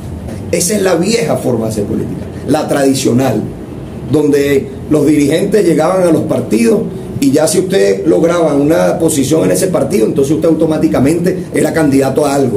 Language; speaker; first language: Spanish; native; Spanish